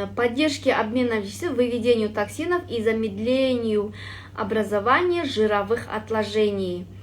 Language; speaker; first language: Russian; non-native, local second language; Kazakh